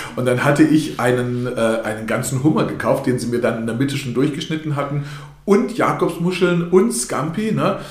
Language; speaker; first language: German; early bilingual, other home language; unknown